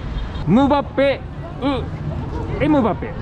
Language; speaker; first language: French; non-native, learner; Japanese